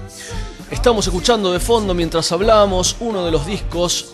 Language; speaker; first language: Spanish; native; Spanish